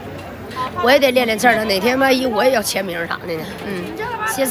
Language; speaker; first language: Chinese; native; Chinese